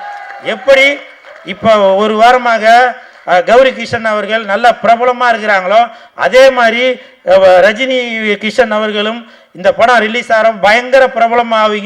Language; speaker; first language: Tamil; native; Tamil